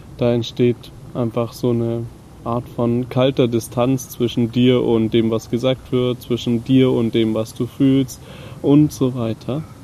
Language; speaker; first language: German; native; German